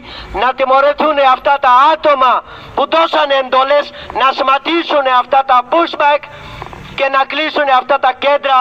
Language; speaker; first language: Greek; non-native, learner; Urdu